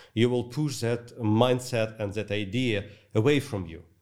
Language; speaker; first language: English; non-native, learner; Ukrainian